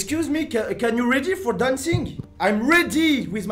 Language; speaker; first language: English; non-native, learner; French